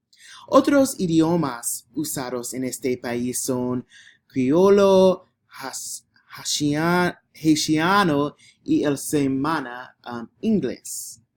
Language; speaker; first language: Spanish; non-native, learner; English